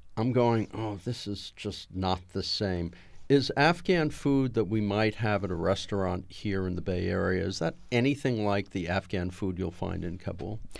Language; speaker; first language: English; native; English